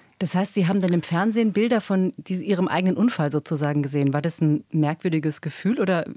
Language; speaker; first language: German; native; German